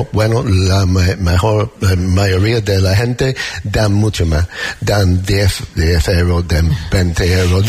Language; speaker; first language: Spanish; non-native, learner; English